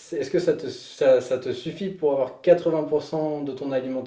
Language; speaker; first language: French; native; French